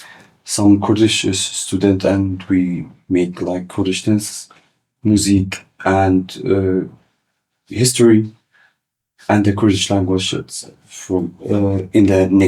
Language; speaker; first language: English; early bilingual, other home language; Kurdish